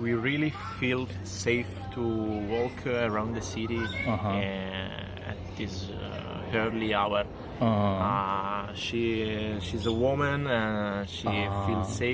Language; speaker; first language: English; non-native, learner; Italian